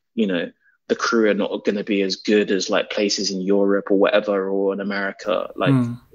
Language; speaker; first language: English; native; English